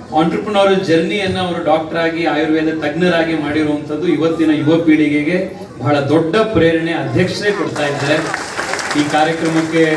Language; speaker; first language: Kannada; native; Kannada